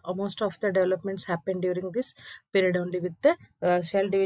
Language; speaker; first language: English; non-native, local second language; Kannada